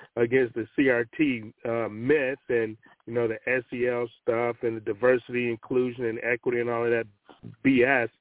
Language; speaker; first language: English; native; English